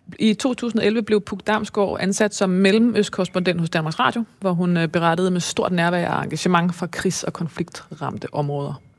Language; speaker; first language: Danish; native; Danish